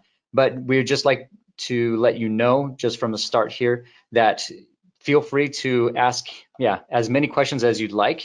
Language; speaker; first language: English; native; English